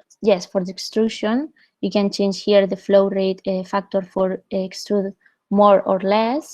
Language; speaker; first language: English; non-native, fluent; Spanish